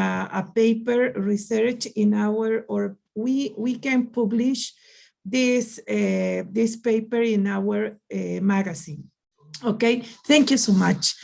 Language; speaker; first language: English; non-native, learner; Spanish